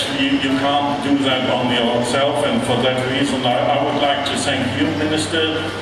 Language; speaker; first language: English; non-native, fluent; German